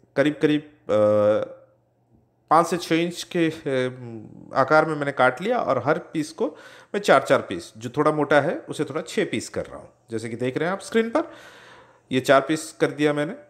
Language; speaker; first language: Hindi; non-native, local second language; Odia